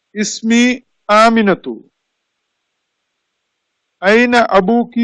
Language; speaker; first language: Arabic; non-native, learner; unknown